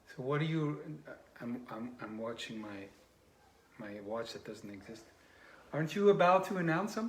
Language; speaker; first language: English; non-native, fluent; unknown